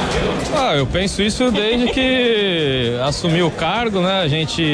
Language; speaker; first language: Portuguese; native; Portuguese